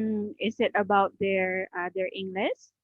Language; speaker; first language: English; non-native, learner; Indonesian